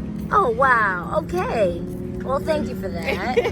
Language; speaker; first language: English; native; English